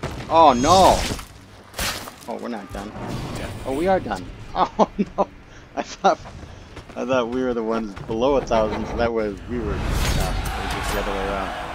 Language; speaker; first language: English; native; English